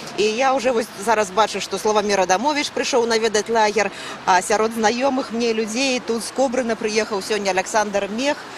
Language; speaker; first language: Belarusian; native; Belarusian